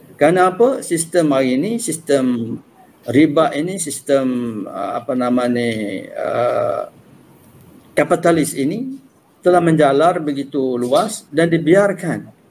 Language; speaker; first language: Malay; native; Malay